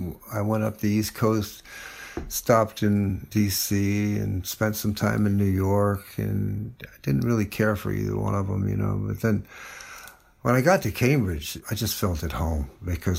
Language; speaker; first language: English; native; English